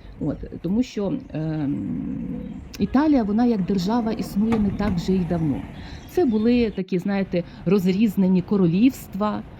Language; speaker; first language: Ukrainian; native; Ukrainian